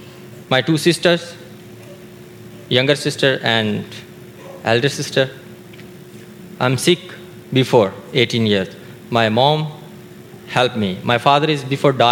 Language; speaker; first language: English; non-native, learner; Urdu